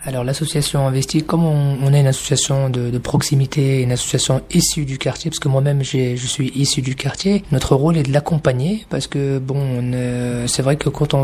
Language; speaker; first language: French; native; French